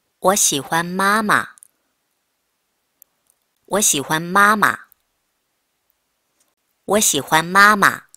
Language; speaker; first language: Chinese; non-native, fluent; Korean